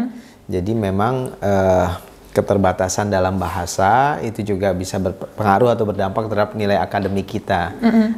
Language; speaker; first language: Indonesian; native; Indonesian